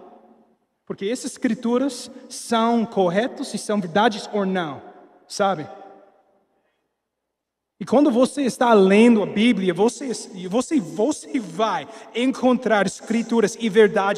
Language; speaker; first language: Portuguese; non-native, learner; English